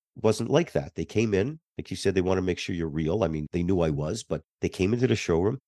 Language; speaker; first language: English; native; English